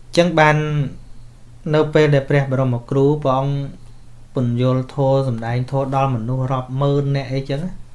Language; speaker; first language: Khmer; native; Khmer